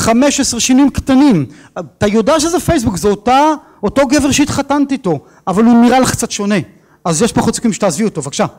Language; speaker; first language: Hebrew; native; Hebrew